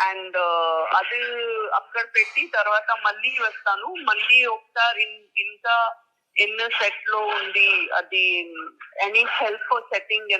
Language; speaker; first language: Telugu; non-native, learner; Gujarati